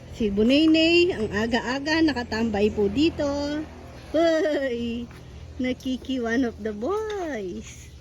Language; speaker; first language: Filipino; non-native, local second language; Pampanga